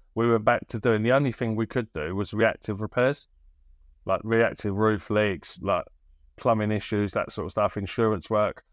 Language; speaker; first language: English; native; English